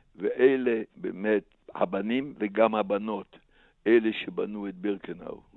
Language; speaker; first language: Hebrew; non-native, fluent; Slovak